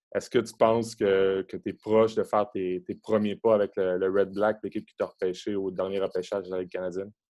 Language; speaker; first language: French; native; French